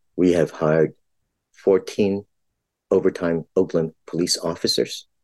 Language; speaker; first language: English; non-native, local second language; Filipino